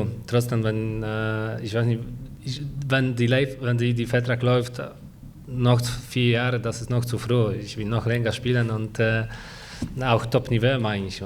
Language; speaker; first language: German; non-native, fluent; Polish